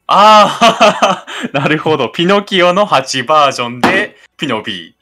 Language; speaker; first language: Japanese; native; Japanese